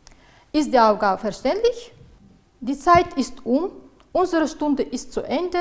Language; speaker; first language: German; non-native, fluent; Uzbek